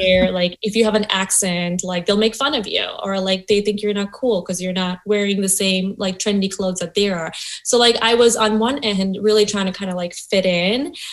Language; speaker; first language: English; non-native, local second language; Gujarati